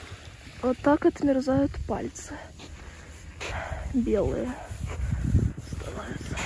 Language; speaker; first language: Russian; native; Russian